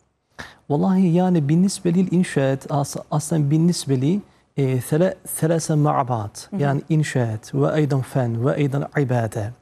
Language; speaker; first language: Arabic; non-native, fluent; Turkish